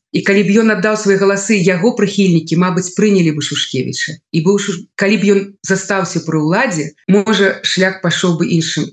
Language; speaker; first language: Belarusian; non-native, local second language; Russian